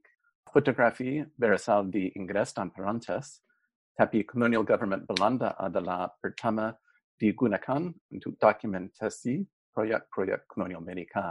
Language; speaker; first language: Indonesian; non-native, fluent; English